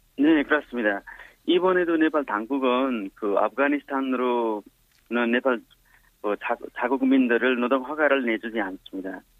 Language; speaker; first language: Korean; non-native, fluent; Nepali